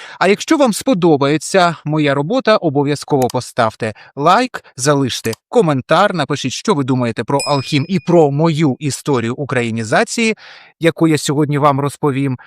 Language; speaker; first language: Ukrainian; non-native, local second language; Russian